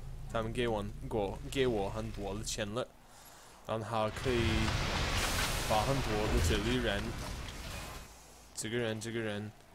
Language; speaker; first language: Chinese; non-native, learner; English